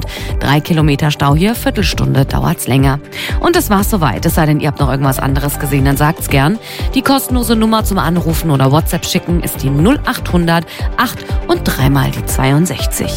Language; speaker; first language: German; native; German